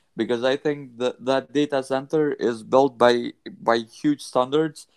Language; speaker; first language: English; non-native, fluent; Albanian